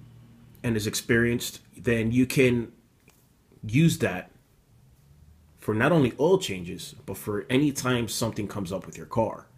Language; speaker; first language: English; native; English